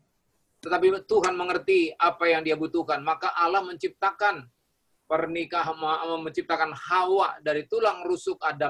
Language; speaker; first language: Indonesian; native; Indonesian